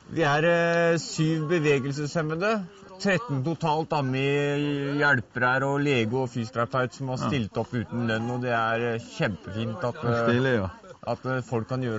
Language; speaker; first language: Norwegian; native; Norwegian